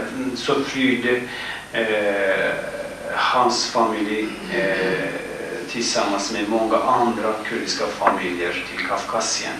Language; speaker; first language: Swedish; non-native, fluent; Kurdish